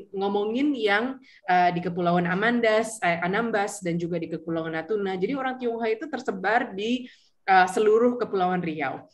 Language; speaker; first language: Indonesian; early bilingual, heritage; Indonesian